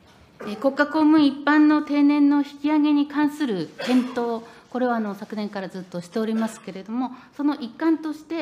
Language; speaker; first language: Japanese; native; Japanese